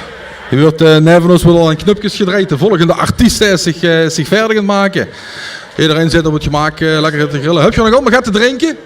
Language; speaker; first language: Dutch; native; Dutch